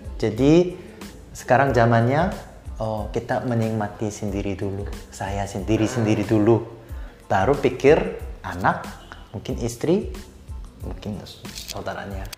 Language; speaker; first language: Indonesian; non-native, fluent; Korean